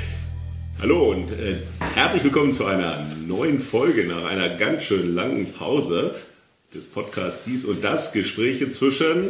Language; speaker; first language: German; native; German